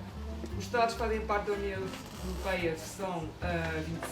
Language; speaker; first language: Portuguese; non-native, learner; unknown